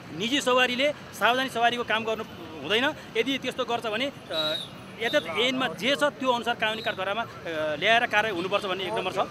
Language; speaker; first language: Nepali; native; Nepali